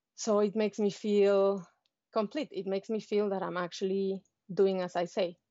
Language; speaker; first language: English; non-native, fluent; Spanish